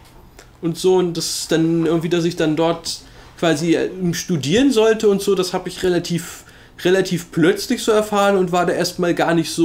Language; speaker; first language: German; native; German